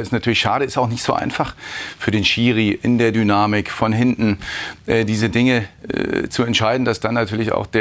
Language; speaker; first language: German; native; German